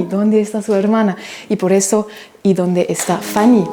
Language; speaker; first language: Spanish; non-native, fluent; German